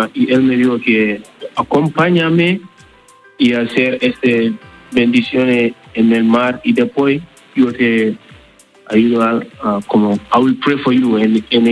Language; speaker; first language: Spanish; non-native, learner; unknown